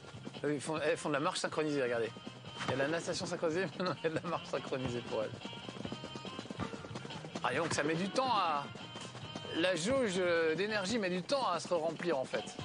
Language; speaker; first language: French; native; French